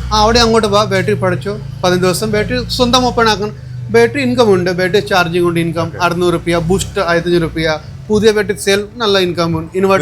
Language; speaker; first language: Malayalam; non-native, learner; Kannada